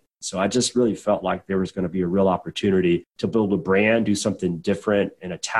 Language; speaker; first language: English; native; English